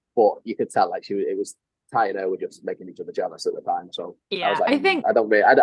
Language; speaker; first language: English; native; English